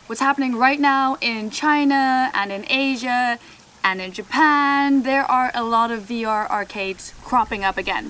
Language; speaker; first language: English; native; English